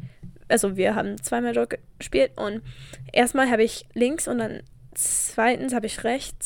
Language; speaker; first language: German; non-native, learner; English